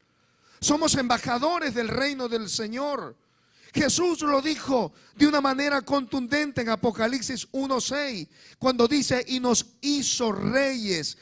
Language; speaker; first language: Spanish; native; Spanish